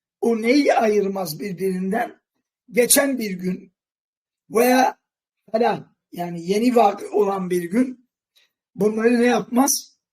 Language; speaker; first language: Turkish; non-native, local second language; Kurdish